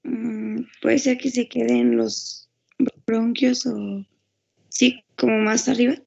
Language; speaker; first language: Spanish; native; Spanish